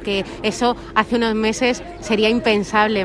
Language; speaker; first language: Spanish; native; Spanish